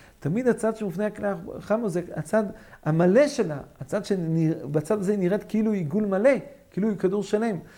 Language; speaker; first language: Hebrew; non-native, fluent; English